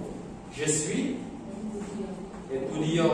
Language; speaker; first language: French; non-native, fluent; Indonesian